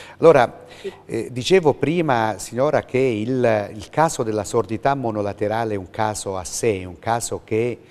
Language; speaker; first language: Italian; native; Italian